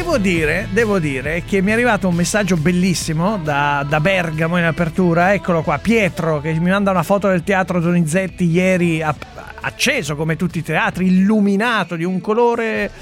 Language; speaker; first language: Italian; native; Italian